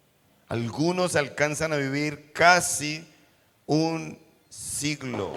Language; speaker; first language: Spanish; native; Spanish